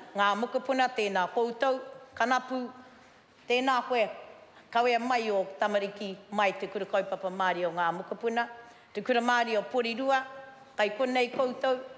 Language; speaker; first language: Māori; non-native, local second language; English